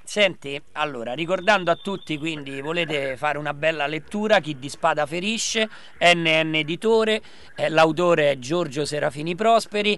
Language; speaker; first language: Italian; native; Italian